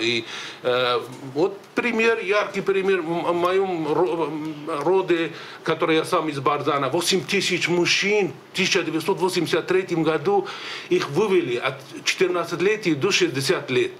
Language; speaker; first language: Russian; native; Russian